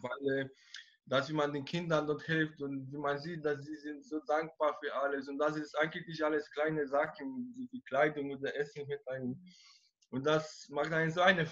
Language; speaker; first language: German; non-native, fluent; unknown